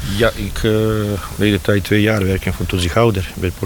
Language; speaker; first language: Dutch; non-native, learner; Bosnian